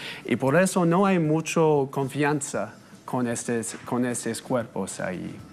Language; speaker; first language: Spanish; non-native, fluent; English